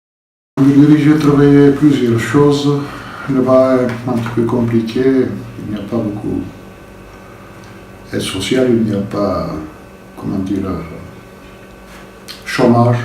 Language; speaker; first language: French; non-native, fluent; Bulgarian